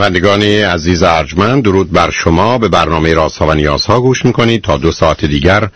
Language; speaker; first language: Persian; native; Persian